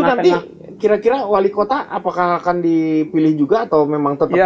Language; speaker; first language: Indonesian; native; Indonesian